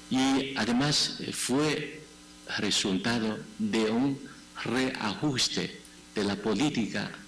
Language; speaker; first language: Spanish; non-native, fluent; Chinese